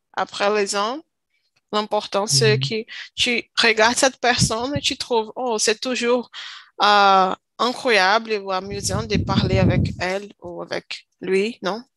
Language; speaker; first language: French; non-native, learner; Portuguese